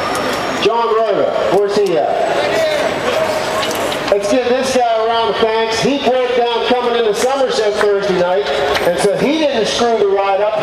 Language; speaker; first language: English; native; English